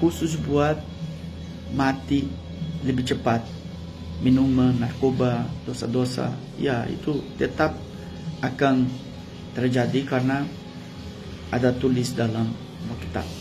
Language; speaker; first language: Indonesian; non-native, fluent; Portuguese